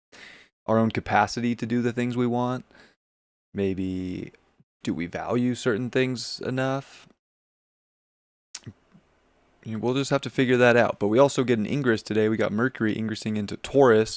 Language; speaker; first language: English; native; English